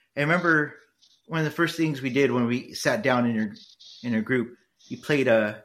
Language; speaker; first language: English; early bilingual, other home language; Spanish